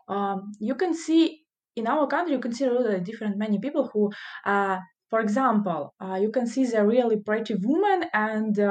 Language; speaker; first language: English; non-native, learner; Russian